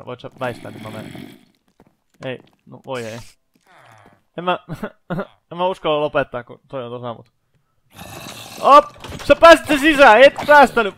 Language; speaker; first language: Finnish; native; Finnish